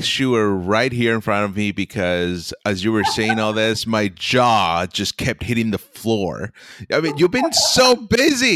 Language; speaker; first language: English; early bilingual, other home language; Spanish